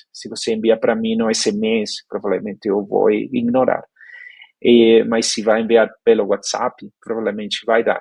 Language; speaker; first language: Portuguese; non-native, fluent; Spanish